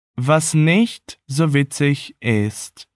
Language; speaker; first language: German; non-native, fluent; Portuguese